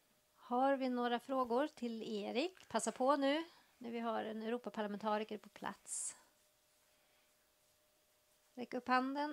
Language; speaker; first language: Swedish; native; Swedish